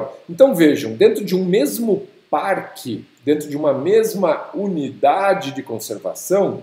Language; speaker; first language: Portuguese; native; Portuguese